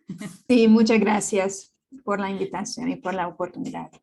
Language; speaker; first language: Spanish; non-native, fluent; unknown